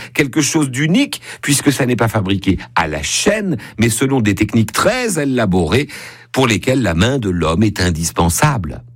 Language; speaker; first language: French; native; French